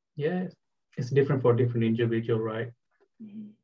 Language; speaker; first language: English; non-native, local second language; Bangla